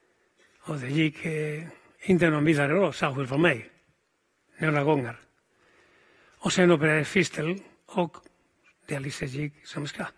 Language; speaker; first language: Swedish; non-native, fluent; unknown